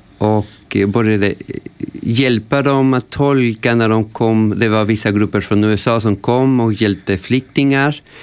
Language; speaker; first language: Swedish; non-native, fluent; Spanish